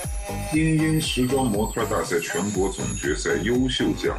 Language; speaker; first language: Chinese; native; Chinese